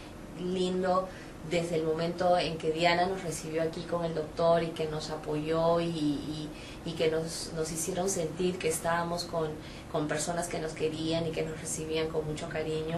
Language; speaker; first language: Spanish; native; Spanish